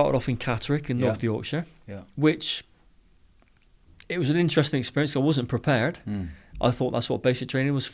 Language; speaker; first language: English; native; English